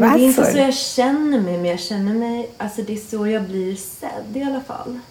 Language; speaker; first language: Swedish; early bilingual, other home language; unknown